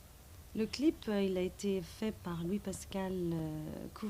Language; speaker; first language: French; native; French